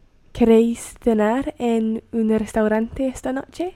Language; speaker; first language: Spanish; non-native, learner; English